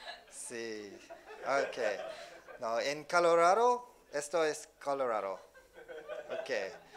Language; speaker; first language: Spanish; non-native, learner; English